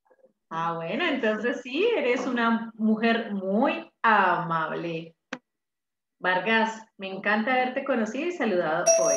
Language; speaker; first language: Spanish; native; Spanish